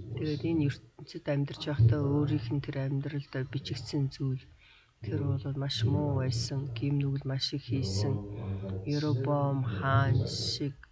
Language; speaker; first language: Mongolian; native; Mongolian